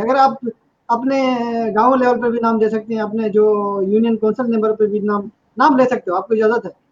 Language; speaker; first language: Urdu; non-native, local second language; Shina